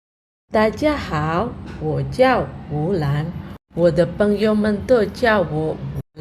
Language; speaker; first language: Chinese; non-native, fluent; Indonesian